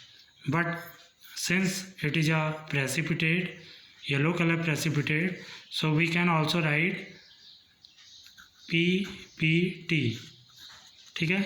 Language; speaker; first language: English; non-native, local second language; Hindi